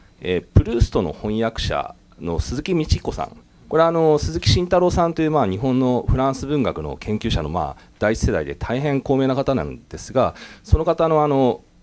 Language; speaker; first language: Japanese; native; Japanese